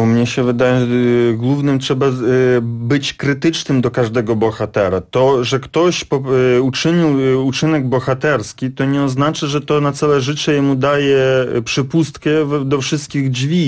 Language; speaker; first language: Polish; non-native, fluent; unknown